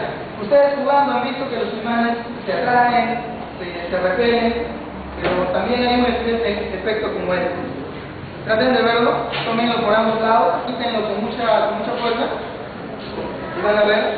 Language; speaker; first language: Spanish; native; Spanish